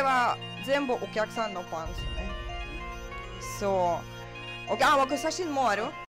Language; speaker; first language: Japanese; non-native, learner; Russian